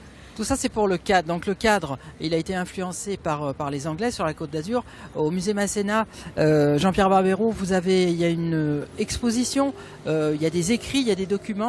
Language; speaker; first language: French; native; French